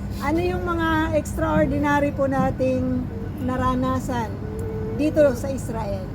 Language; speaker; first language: Filipino; native; Filipino